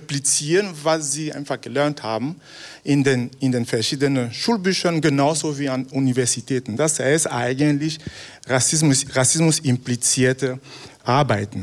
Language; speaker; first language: German; non-native, fluent; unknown